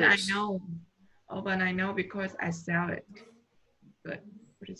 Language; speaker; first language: English; non-native, learner; Vietnamese